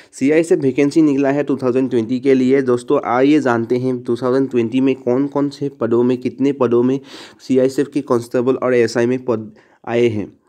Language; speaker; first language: Hindi; non-native, local second language; Assamese